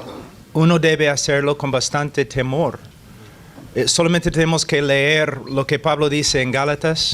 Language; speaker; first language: Spanish; non-native, fluent; English